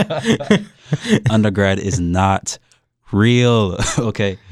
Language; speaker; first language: English; native; English